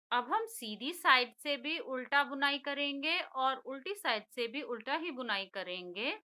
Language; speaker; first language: Hindi; native; Hindi